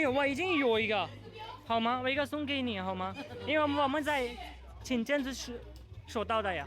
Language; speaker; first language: Chinese; non-native, learner; Urdu